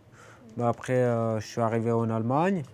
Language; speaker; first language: French; non-native, fluent; Romanian